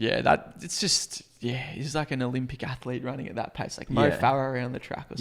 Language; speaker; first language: English; native; English